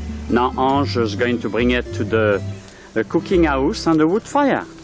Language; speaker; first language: English; non-native, learner; French